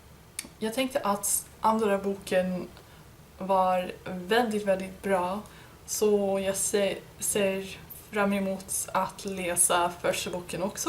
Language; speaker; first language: Swedish; non-native, learner; English